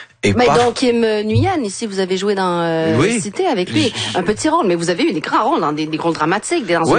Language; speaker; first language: French; native; French